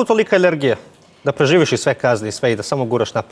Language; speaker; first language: Serbian; native; Serbian